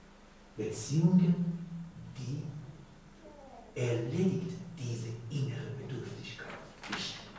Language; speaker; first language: German; non-native, learner; Persian